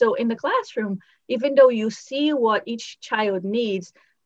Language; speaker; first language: English; non-native, fluent; Portuguese